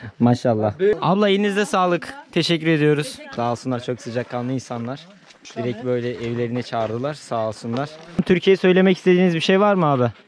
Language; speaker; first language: Turkish; native; Turkish